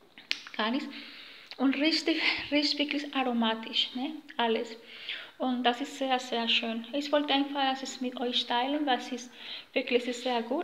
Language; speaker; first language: German; non-native, learner; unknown